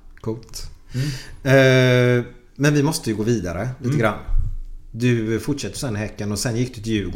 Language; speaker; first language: Swedish; native; Swedish